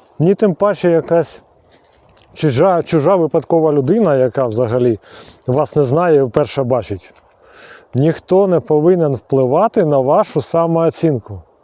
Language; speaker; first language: Ukrainian; native; Ukrainian